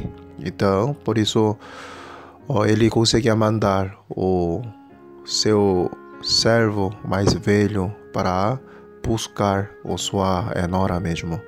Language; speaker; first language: Portuguese; non-native, fluent; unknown